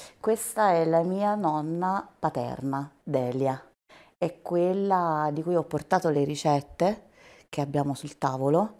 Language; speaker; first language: Italian; native; Italian